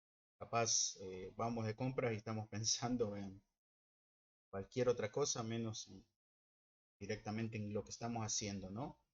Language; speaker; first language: Spanish; native; Spanish